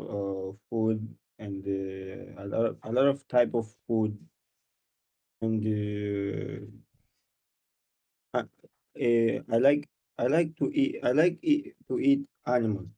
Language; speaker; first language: English; non-native, learner; Portuguese